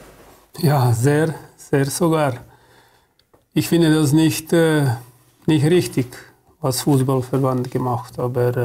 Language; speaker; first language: German; non-native, fluent; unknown